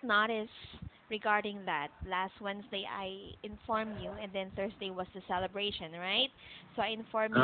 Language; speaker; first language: English; non-native, local second language; Filipino